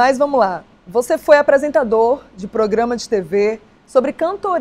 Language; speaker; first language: Portuguese; native; Portuguese